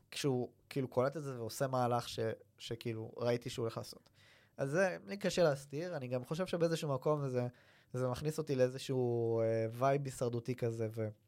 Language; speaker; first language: Hebrew; native; Hebrew